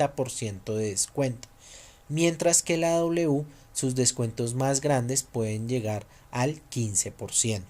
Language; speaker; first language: Spanish; native; Spanish